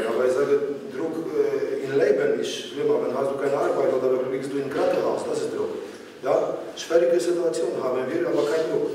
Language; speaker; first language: German; non-native, learner; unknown